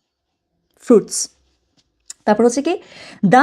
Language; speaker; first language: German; non-native, fluent; Bangla